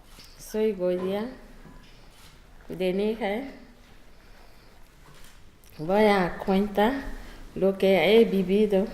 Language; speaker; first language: Spanish; non-native, learner; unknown